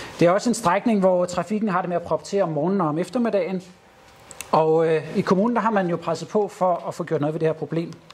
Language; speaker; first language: Danish; native; Danish